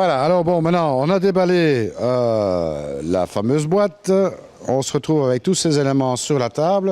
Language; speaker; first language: French; native; French